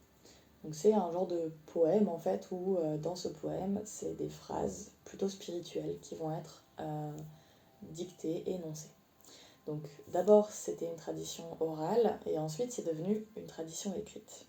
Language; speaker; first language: French; native; French